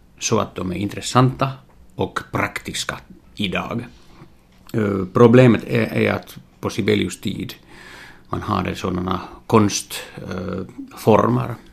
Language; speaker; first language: Swedish; non-native, local second language; Finnish